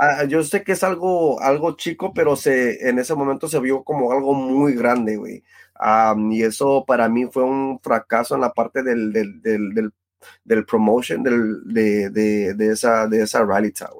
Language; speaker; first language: Spanish; early bilingual, heritage; Spanish